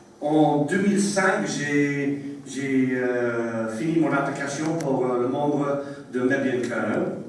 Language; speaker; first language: French; non-native, learner; English